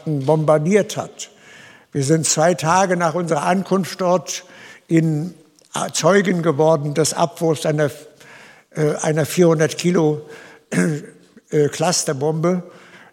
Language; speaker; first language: German; native; German